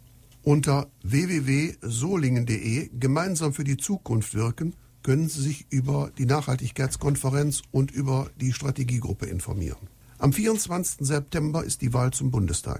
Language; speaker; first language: German; native; German